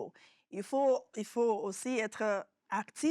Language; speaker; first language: French; non-native, fluent; Yoruba